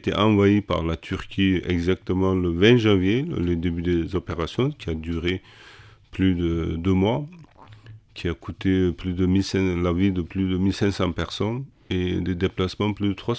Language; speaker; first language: French; non-native, fluent; Kurdish